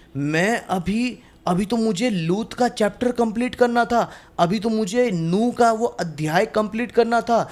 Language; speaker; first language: Hindi; non-native, local second language; Bangla